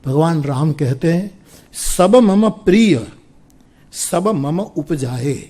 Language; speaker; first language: Hindi; non-native, local second language; Gujarati